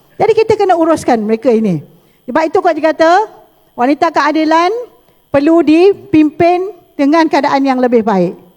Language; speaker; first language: Malay; native; Malay